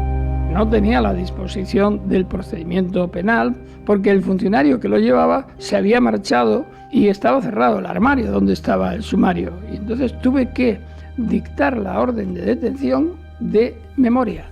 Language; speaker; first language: Spanish; native; Spanish